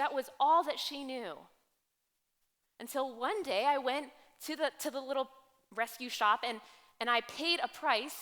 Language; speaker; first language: English; native; English